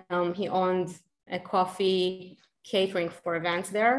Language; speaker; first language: English; non-native, fluent; Hebrew